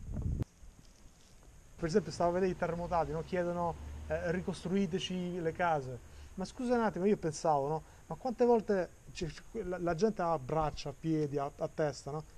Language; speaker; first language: Italian; native; Italian